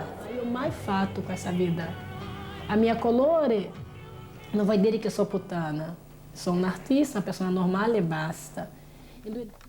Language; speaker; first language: Italian; non-native, learner; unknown